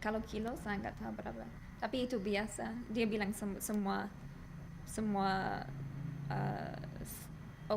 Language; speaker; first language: Indonesian; non-native, learner; English